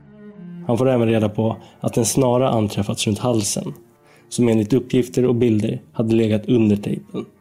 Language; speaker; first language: Swedish; native; Swedish